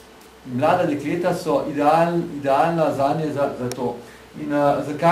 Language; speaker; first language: Slovenian; native; Slovenian